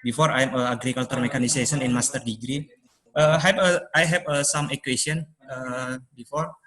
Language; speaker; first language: English; non-native, learner; Indonesian